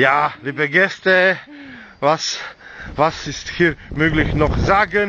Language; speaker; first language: German; non-native, learner; Croatian